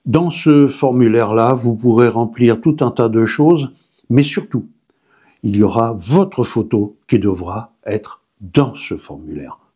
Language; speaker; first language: French; native; French